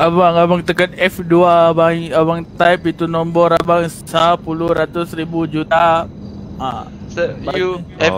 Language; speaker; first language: Malay; native; Malay